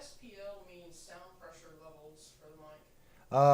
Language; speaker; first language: English; native; English